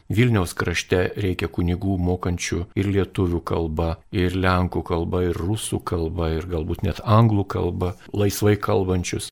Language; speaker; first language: Lithuanian; native; Lithuanian